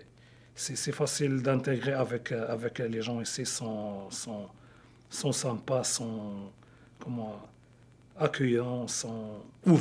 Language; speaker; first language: French; non-native, local second language; Arabic